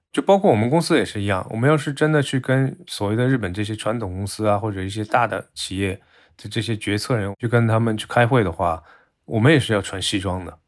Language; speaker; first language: Chinese; non-native, fluent; Japanese